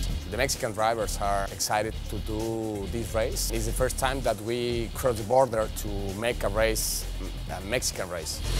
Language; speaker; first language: English; non-native, learner; Spanish